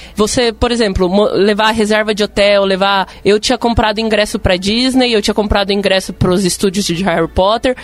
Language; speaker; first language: Portuguese; early bilingual, other home language; Spanish